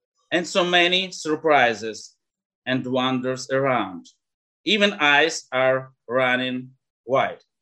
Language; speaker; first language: English; non-native, learner; Ukrainian